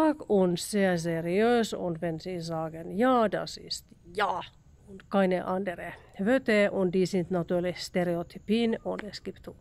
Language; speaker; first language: German; non-native, learner; Finnish